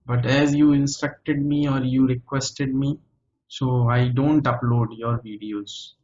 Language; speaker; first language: English; native; English